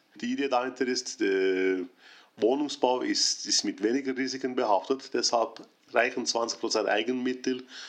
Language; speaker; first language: German; non-native, fluent; Turkish